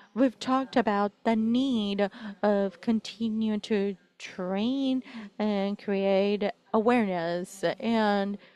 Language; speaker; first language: English; non-native, fluent; Spanish